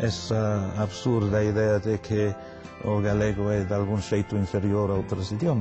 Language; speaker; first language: Galician; non-native, fluent; English